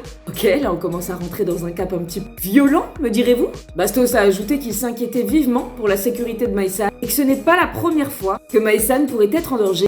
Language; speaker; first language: French; native; French